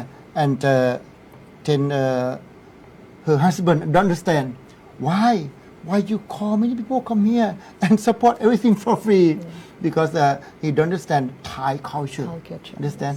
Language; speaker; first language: English; non-native, learner; Thai